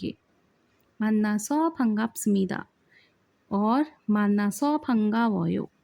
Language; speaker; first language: Korean; non-native, learner; Hindi